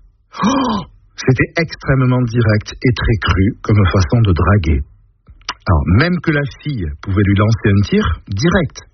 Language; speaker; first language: French; native; French